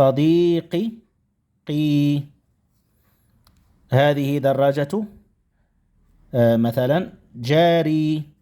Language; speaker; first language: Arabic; non-native, fluent; Indonesian